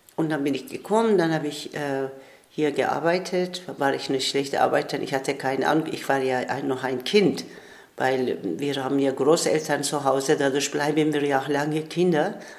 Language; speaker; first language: German; non-native, fluent; Turkish